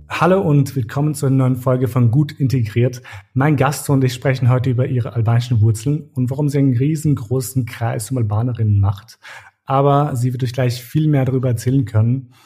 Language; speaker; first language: German; early bilingual, other home language; Albanian